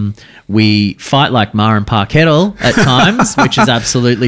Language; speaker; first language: English; native; English